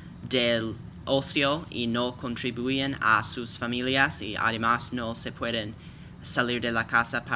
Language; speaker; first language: Spanish; non-native, fluent; English